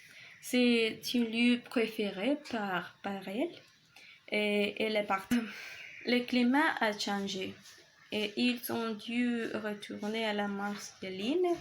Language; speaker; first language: French; non-native, learner; Spanish